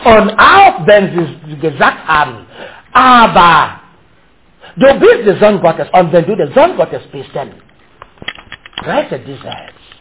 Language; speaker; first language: German; non-native, learner; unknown